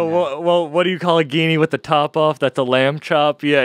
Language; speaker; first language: English; native; English